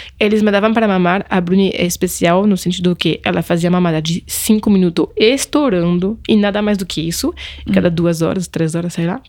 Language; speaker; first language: Portuguese; non-native, fluent; French